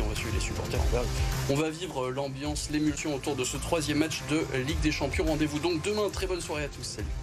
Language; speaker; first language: French; native; French